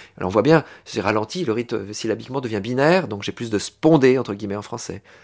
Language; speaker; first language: French; native; French